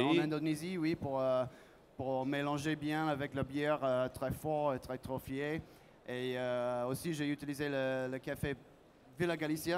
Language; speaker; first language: French; non-native, learner; English